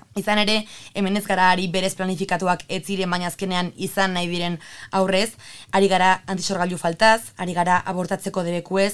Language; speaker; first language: Basque; native; Basque